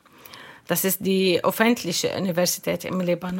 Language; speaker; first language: German; non-native, learner; Arabic